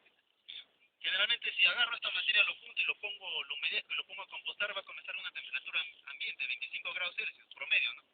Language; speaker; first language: Spanish; native; Spanish